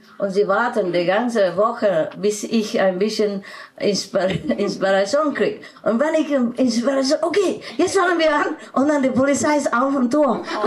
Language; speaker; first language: German; non-native, learner; Vietnamese